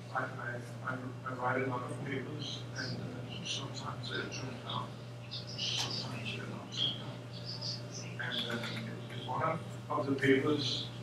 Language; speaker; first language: English; non-native, fluent; Danish